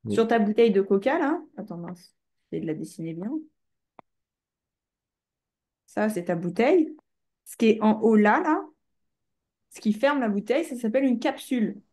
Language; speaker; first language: French; native; French